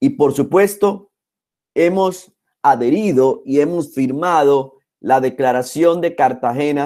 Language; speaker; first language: Spanish; native; Spanish